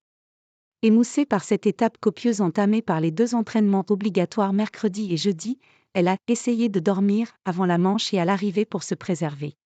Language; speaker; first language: French; native; French